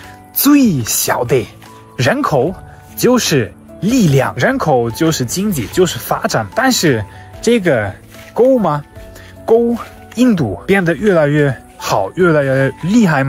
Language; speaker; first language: Chinese; non-native, fluent; German